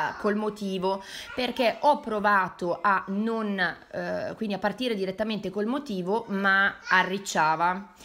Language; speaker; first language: Italian; native; Italian